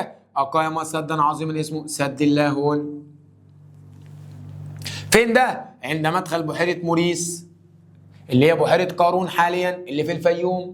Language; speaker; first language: Arabic; native; Arabic